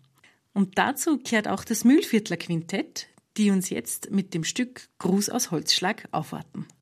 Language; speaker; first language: German; native; German